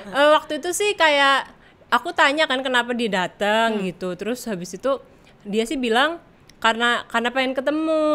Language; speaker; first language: Indonesian; native; Indonesian